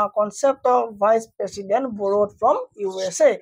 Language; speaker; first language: English; non-native, local second language; Assamese